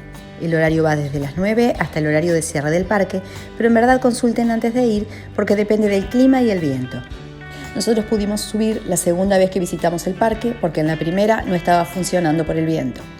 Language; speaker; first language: Spanish; native; Spanish